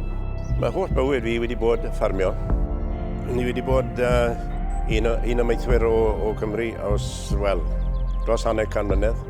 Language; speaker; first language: Welsh; native; Welsh